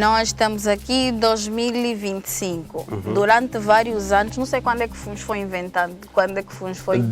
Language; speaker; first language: Portuguese; native; Portuguese